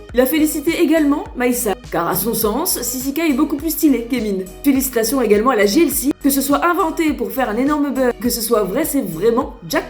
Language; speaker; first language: French; native; French